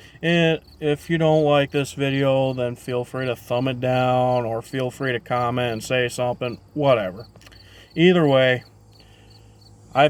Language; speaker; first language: English; native; English